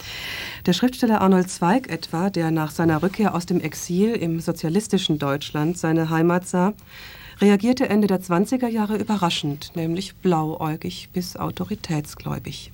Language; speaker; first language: German; native; German